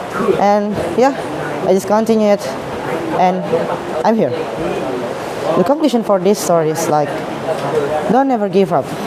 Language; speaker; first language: English; non-native, learner; Indonesian